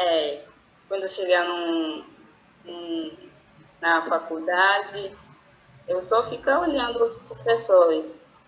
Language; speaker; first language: Portuguese; non-native, fluent; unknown